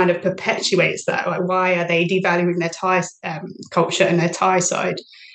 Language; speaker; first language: English; native; English